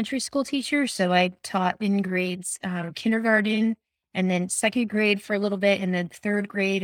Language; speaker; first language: English; native; English